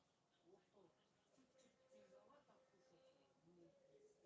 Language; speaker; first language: Russian; non-native, learner; Tajik